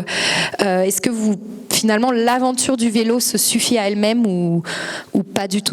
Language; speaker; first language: French; native; French